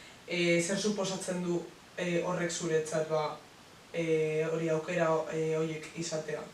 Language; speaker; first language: Basque; non-native, local second language; Spanish